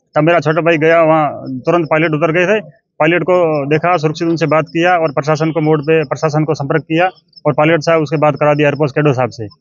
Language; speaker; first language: Hindi; native; Hindi